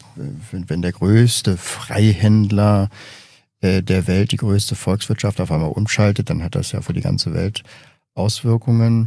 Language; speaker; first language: German; native; German